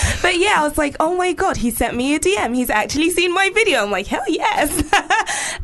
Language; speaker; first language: English; non-native, local second language; Yoruba